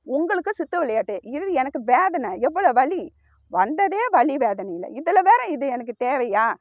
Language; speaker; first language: Tamil; early bilingual, heritage; Tamil